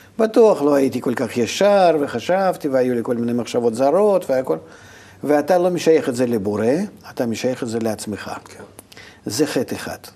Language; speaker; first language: Hebrew; non-native, fluent; Russian